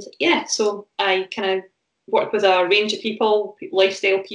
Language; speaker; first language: English; native; English